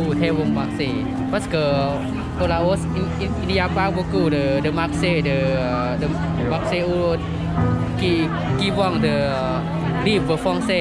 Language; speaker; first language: French; non-native, learner; Lao